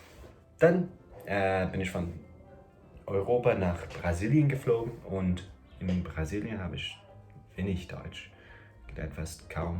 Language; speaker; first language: German; non-native, fluent; English